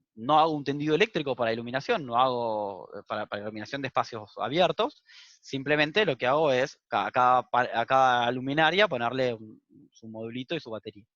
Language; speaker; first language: Spanish; native; Spanish